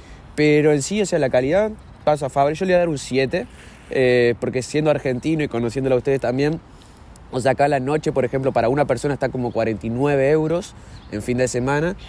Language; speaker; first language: Spanish; native; Spanish